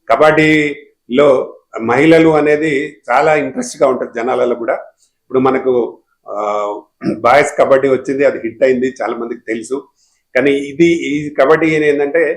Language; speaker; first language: Telugu; native; Telugu